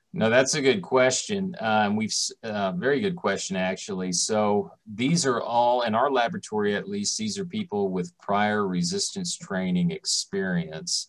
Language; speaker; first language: English; native; English